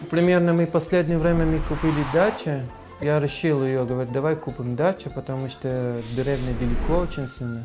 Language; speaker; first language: Russian; non-native, learner; Arabic